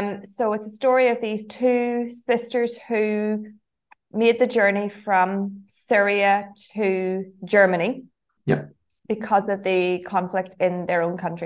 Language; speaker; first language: English; native; English